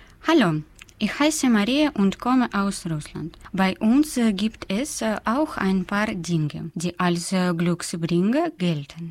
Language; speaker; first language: German; non-native, fluent; Russian